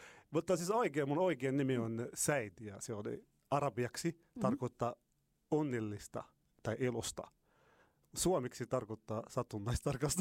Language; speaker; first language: Finnish; non-native, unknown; Arabic